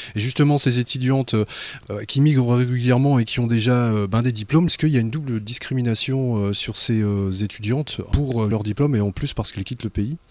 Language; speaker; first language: French; native; French